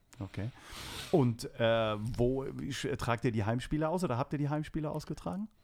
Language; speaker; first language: German; native; German